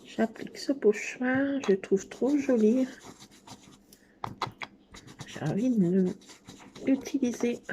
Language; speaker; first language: French; native; French